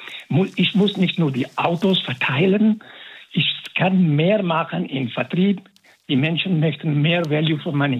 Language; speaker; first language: German; non-native, fluent; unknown